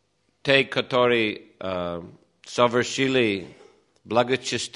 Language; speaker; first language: Russian; non-native, fluent; English